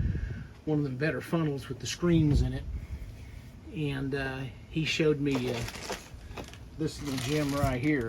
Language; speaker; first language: English; native; English